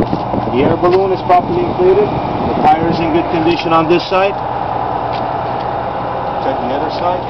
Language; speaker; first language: English; non-native, local second language; French